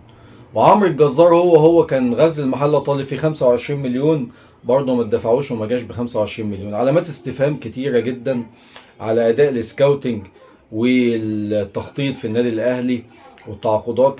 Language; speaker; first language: Arabic; native; Arabic